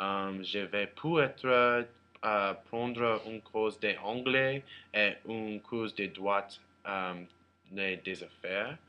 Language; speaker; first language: French; non-native, learner; English